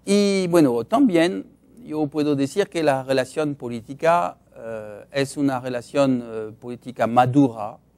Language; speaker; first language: Spanish; non-native, fluent; French